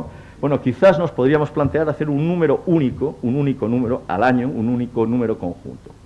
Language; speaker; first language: Spanish; native; Spanish